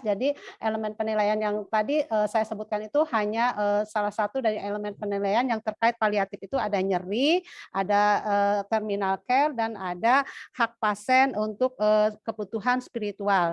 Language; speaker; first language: Indonesian; native; Indonesian